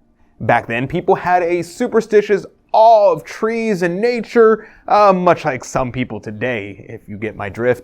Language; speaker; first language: English; native; English